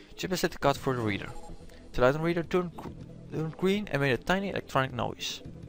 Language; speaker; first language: English; non-native, fluent; Dutch